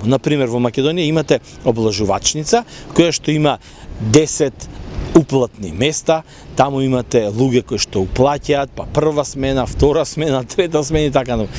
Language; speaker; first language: Macedonian; native; Macedonian